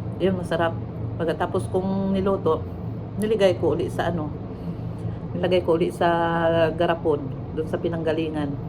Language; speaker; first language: Filipino; non-native, local second language; Cebuano